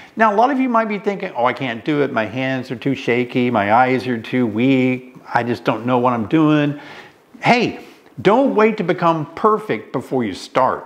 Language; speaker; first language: English; native; English